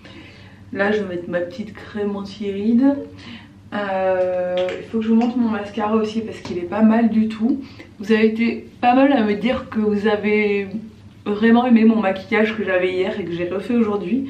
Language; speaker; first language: French; native; French